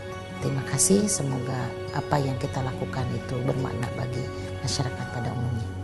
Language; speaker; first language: Indonesian; native; Indonesian